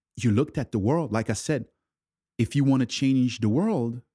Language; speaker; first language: English; early bilingual, other home language; French